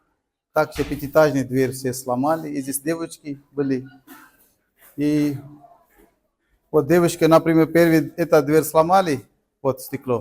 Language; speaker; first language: Russian; non-native, learner; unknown